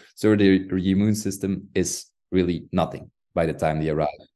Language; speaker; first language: English; non-native, fluent; Dutch